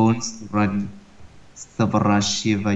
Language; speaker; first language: Russian; non-native, learner; Vietnamese